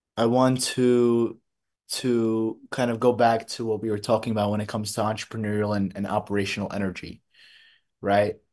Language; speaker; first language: English; early bilingual, other home language; Russian